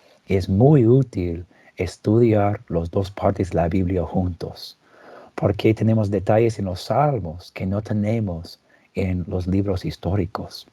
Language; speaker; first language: Spanish; non-native, fluent; English